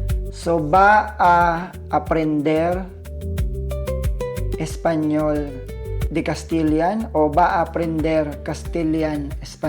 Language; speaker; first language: Spanish; non-native, learner; Filipino